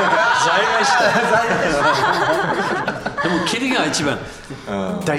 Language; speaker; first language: Japanese; non-native, learner; English